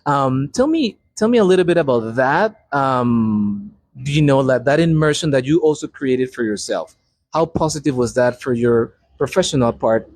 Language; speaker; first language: English; non-native, fluent; Spanish